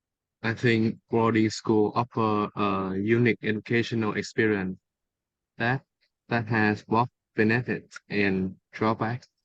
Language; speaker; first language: English; non-native, fluent; Vietnamese